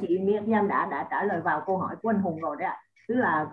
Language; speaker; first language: Vietnamese; native; Vietnamese